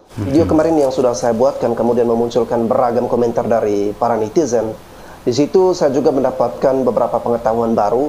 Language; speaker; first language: Indonesian; native; Indonesian